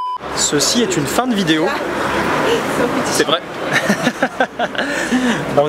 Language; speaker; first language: French; native; French